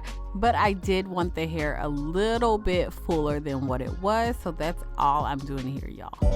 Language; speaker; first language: English; native; English